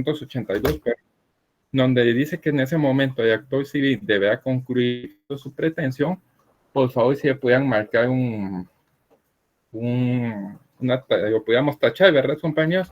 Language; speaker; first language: Spanish; native; Spanish